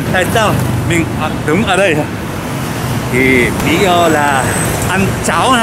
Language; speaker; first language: Vietnamese; non-native, learner; Japanese